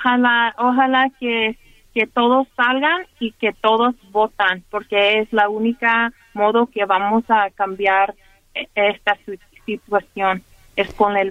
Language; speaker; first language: Spanish; early bilingual, heritage; Spanish